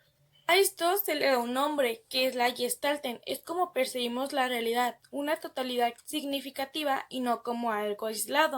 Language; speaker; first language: Spanish; native; Spanish